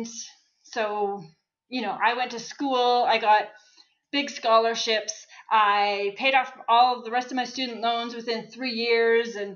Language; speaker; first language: English; native; English